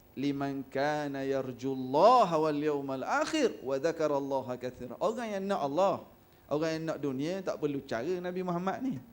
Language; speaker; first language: Malay; native; Malay